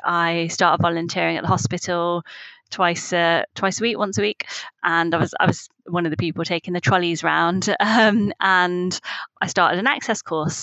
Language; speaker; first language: English; native; English